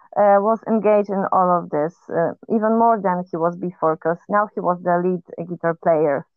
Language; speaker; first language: English; non-native, fluent; Polish